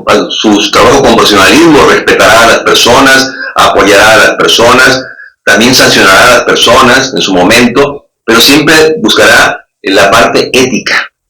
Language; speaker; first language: Spanish; native; Spanish